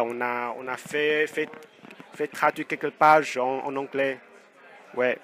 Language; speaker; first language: French; non-native, fluent; Chinese